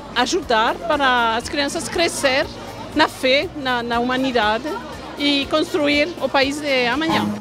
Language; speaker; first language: Portuguese; non-native, fluent; French